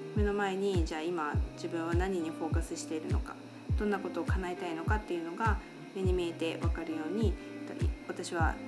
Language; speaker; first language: Japanese; native; Japanese